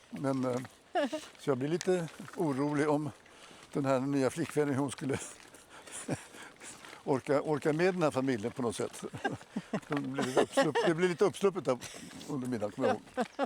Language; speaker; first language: Swedish; native; Swedish